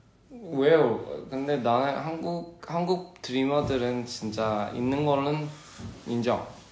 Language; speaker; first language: Korean; early bilingual, other home language; English